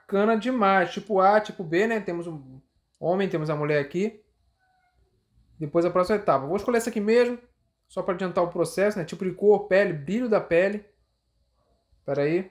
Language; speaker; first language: Portuguese; native; Portuguese